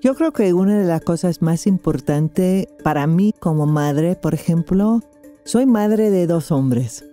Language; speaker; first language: Spanish; non-native, fluent; English